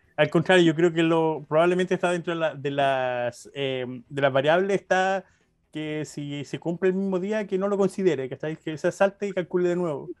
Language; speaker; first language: Spanish; native; Spanish